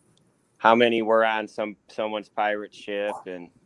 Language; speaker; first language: English; native; English